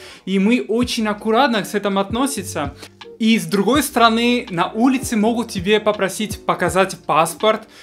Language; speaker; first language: Russian; non-native, fluent; Spanish